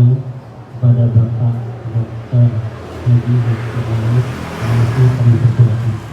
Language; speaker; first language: Indonesian; native; Indonesian